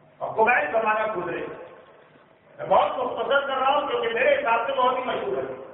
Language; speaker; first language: Urdu; native; Urdu